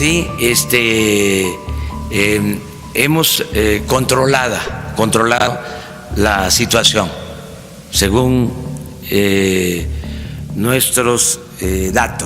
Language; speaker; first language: Spanish; native; Spanish